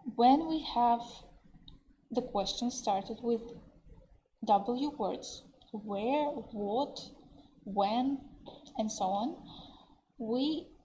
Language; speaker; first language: English; non-native, fluent; Russian